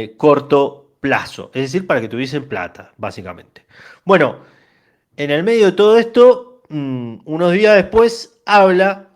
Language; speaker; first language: Spanish; native; Spanish